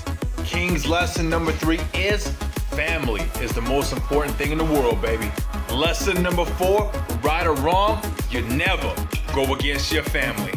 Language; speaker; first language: English; native; English